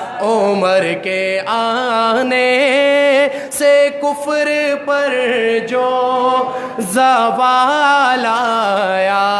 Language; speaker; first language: Urdu; non-native, local second language; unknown